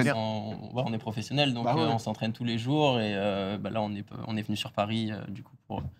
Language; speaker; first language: French; native; French